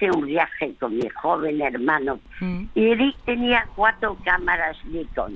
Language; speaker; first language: Spanish; early bilingual, other home language; French